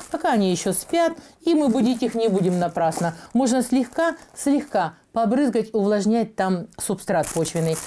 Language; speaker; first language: Russian; native; Russian